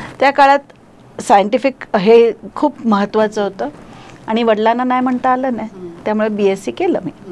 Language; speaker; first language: Marathi; non-native, local second language; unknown